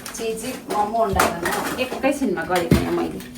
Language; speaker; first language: Malayalam; non-native, learner; Nepali